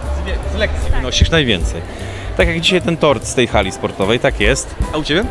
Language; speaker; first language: Polish; native; Polish